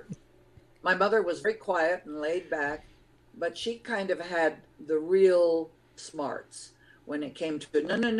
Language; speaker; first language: English; early bilingual, other home language; Lithuanian